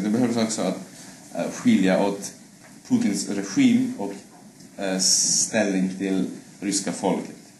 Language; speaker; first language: Swedish; non-native, fluent; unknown